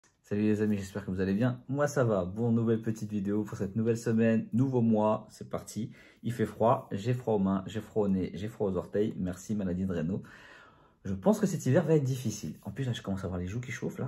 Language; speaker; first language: French; native; French